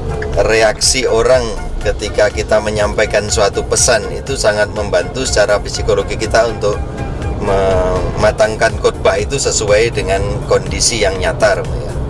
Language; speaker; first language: Indonesian; native; Indonesian